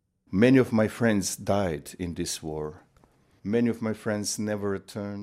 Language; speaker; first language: English; non-native, fluent; Macedonian